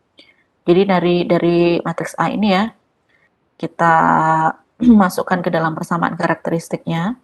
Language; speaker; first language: Indonesian; native; Indonesian